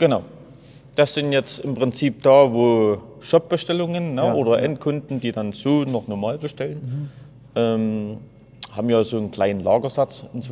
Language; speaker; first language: German; native; German